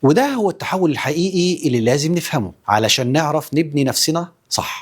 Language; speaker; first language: Arabic; native; Arabic